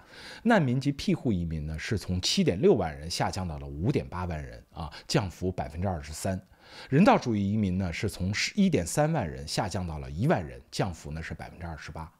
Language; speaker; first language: Chinese; native; Chinese